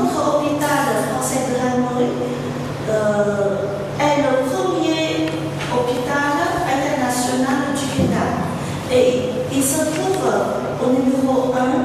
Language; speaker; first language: French; non-native, fluent; Vietnamese